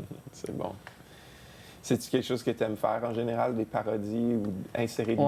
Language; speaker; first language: French; native; French